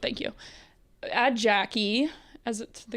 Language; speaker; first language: English; native; English